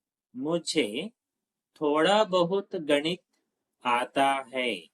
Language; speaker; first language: Hindi; non-native, local second language; Telugu